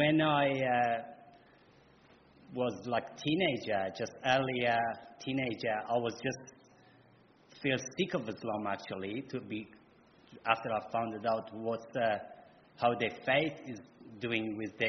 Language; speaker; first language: English; non-native, fluent; Persian